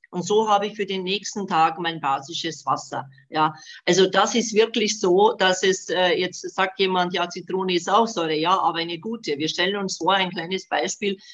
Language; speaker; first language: German; non-native, fluent; Bosnian